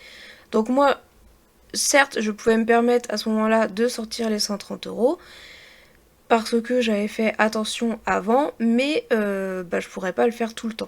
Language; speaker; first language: French; native; French